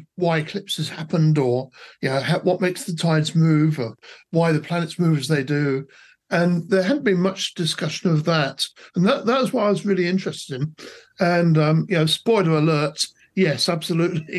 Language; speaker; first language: English; native; English